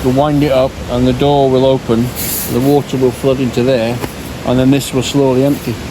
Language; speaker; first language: English; native; English